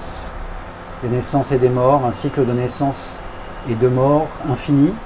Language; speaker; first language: French; native; French